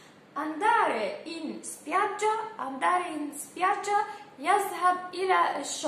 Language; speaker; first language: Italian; non-native, fluent; Arabic